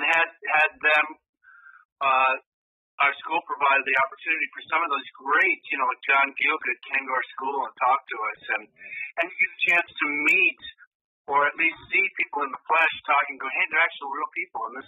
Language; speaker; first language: English; native; English